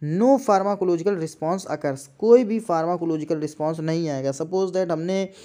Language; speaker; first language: Hindi; native; Hindi